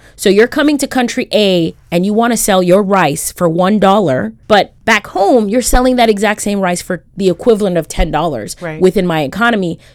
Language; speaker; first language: English; early bilingual, other home language; Haitian Creole